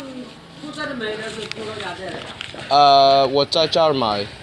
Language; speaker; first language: Chinese; non-native, learner; English